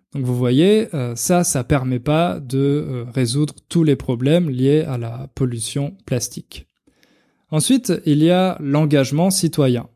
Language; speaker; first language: French; native; French